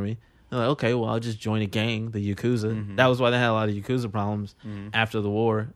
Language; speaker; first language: English; native; English